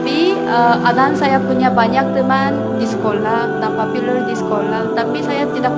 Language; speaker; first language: Indonesian; non-native, learner; Korean